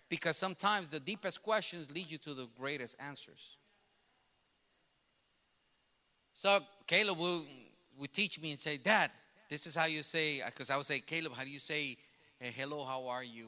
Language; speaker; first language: English; early bilingual, other home language; Spanish